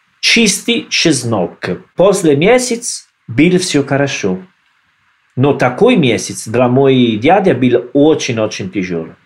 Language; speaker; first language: Russian; non-native, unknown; Italian